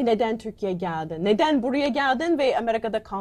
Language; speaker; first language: Turkish; non-native, learner; English